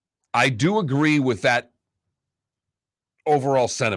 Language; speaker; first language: English; native; English